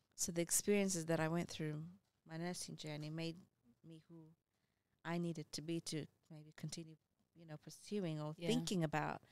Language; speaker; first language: English; early bilingual, other home language; Amharic